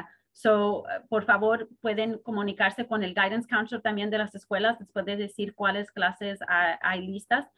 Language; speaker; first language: Spanish; early bilingual, heritage; Spanish